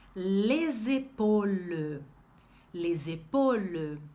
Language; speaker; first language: French; non-native, fluent; Portuguese